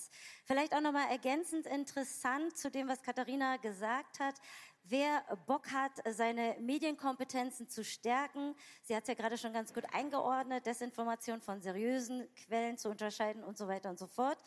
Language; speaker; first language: German; native; German